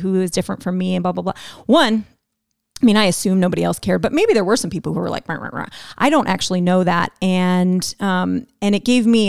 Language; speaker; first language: English; native; English